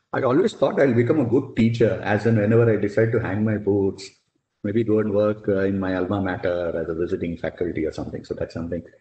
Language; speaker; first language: English; non-native, local second language; Tamil